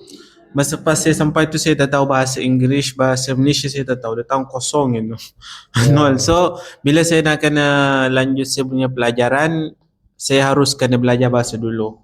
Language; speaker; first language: Indonesian; non-native, learner; Arabic